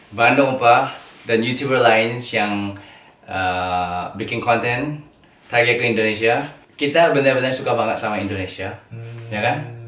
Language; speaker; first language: Indonesian; non-native, fluent; Korean